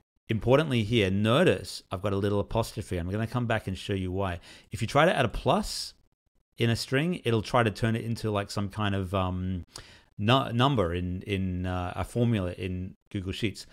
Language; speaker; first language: English; native; English